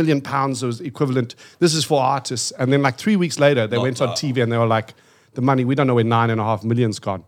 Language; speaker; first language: English; native; English